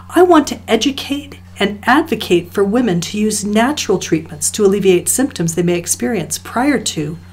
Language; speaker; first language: English; native; English